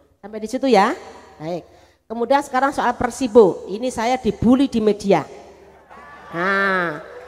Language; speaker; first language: Indonesian; non-native, local second language; Javanese